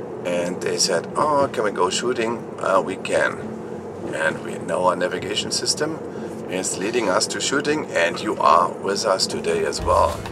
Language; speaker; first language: English; non-native, fluent; German